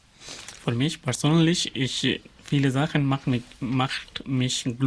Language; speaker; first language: German; non-native, learner; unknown